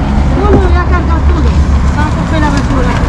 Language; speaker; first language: Spanish; non-native, learner; Arabic